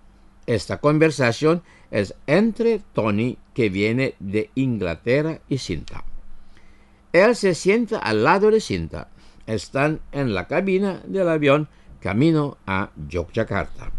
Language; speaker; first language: Spanish; non-native, fluent; Indonesian